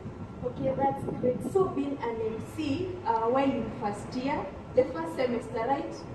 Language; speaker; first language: English; non-native, local second language; Swahili